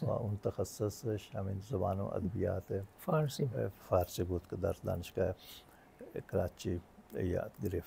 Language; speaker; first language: Persian; non-native, fluent; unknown